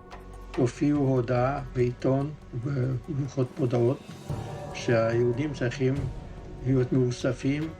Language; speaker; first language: Hebrew; non-native, fluent; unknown